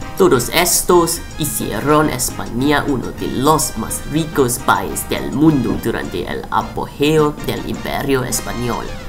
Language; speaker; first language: Spanish; non-native, learner; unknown